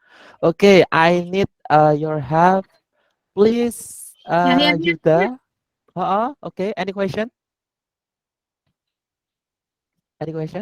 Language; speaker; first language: English; non-native, learner; Indonesian